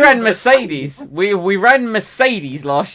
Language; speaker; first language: English; native; English